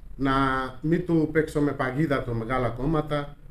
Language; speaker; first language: Greek; non-native, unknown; Urdu